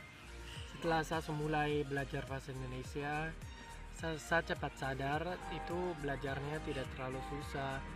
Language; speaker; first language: Indonesian; non-native, fluent; German